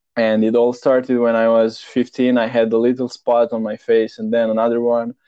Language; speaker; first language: English; non-native, fluent; Romanian